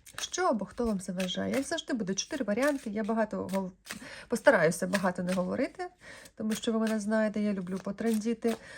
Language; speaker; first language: Ukrainian; non-native, local second language; Russian